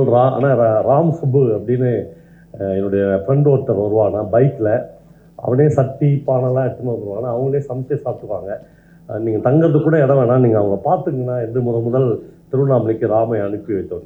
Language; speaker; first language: Tamil; native; Tamil